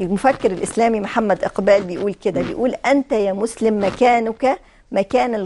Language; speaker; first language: Arabic; native; Arabic